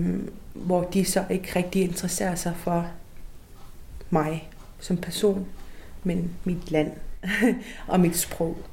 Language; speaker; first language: Danish; non-native, local second language; Kalaallisut